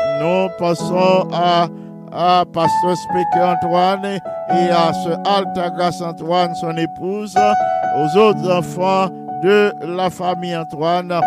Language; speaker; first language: French; non-native, local second language; Haitian Creole